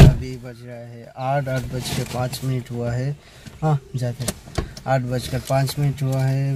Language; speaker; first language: Hindi; non-native, local second language; Bangla